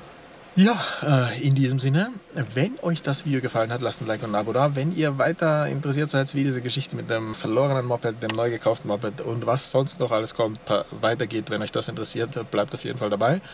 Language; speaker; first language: German; native; German